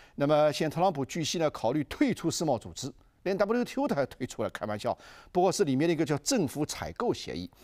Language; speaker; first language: Chinese; native; Chinese